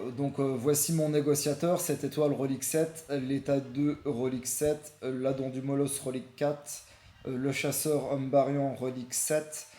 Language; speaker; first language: French; native; French